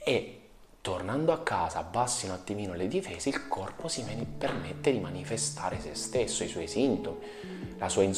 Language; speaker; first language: Italian; native; Italian